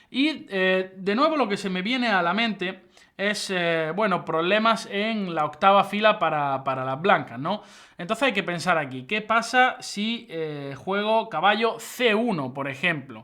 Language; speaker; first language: Spanish; native; Spanish